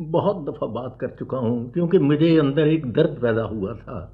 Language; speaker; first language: Hindi; native; Hindi